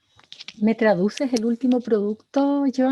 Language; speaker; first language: Spanish; native; Spanish